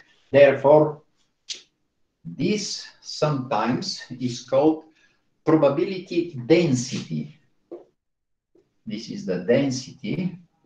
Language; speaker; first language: English; non-native, fluent; Bulgarian